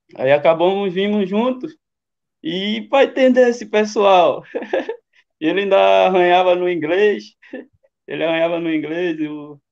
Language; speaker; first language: Portuguese; native; Portuguese